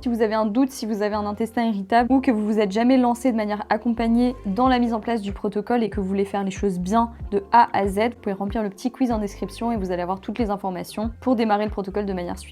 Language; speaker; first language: French; native; French